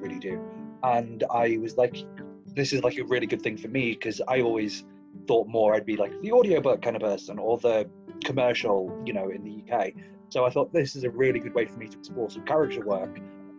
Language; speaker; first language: English; native; English